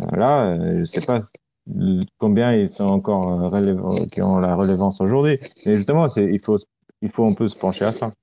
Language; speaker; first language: French; non-native, fluent; Romanian